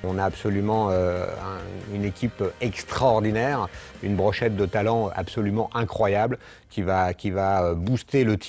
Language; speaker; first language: French; native; French